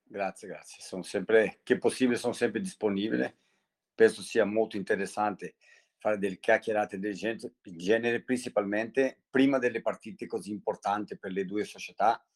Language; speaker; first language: Italian; non-native, fluent; Portuguese